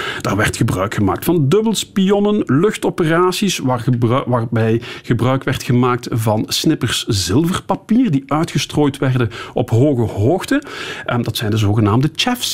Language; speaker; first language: Dutch; native; Dutch